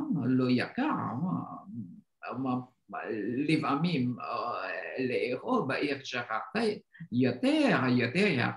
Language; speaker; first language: Hebrew; non-native, learner; Indonesian